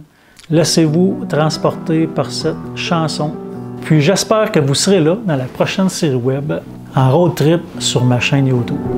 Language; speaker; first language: French; native; French